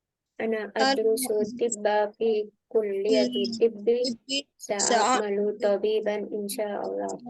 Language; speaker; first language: Arabic; non-native, learner; Indonesian